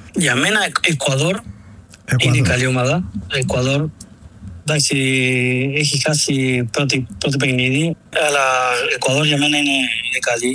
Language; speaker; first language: Greek; non-native, learner; Spanish